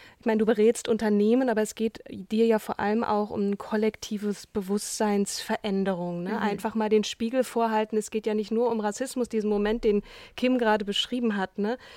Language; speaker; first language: German; native; German